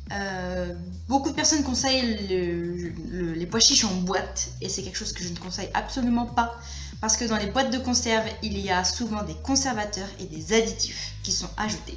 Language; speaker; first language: French; native; French